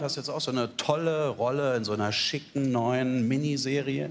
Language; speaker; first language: German; native; German